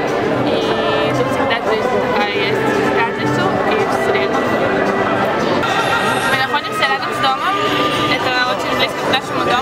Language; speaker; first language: Russian; early bilingual, heritage; Russian